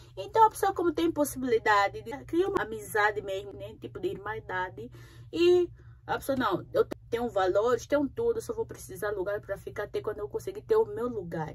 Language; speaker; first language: Portuguese; native; Portuguese